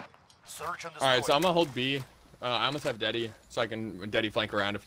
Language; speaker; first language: English; native; English